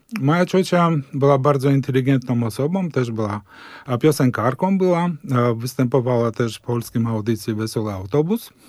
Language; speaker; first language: Polish; early bilingual, heritage; Polish